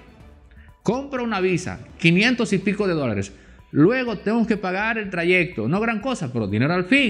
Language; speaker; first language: Spanish; native; Spanish